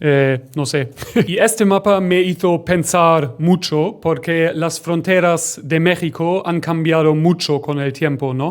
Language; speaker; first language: Spanish; non-native, learner; German